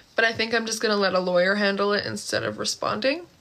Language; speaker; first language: English; native; English